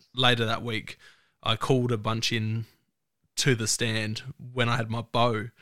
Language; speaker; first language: English; native; English